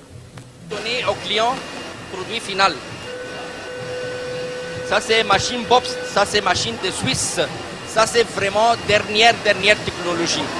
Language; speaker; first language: French; non-native, learner; Arabic